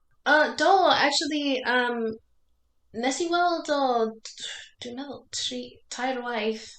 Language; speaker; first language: Welsh; non-native, learner; English